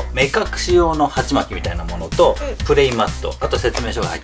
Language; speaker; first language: Japanese; native; Japanese